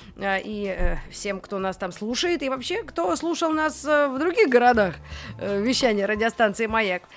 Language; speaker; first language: Russian; native; Russian